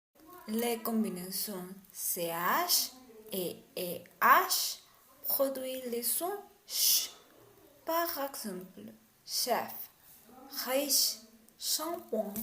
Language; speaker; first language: French; non-native, learner; Spanish